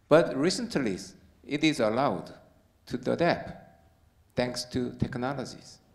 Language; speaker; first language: English; non-native, learner; Korean